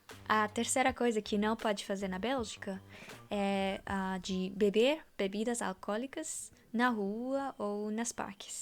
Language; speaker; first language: Portuguese; non-native, fluent; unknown